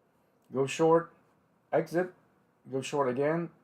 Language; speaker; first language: English; non-native, fluent; Vietnamese